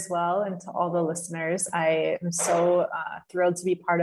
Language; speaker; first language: English; native; English